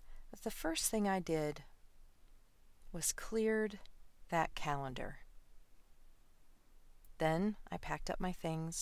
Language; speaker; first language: English; native; English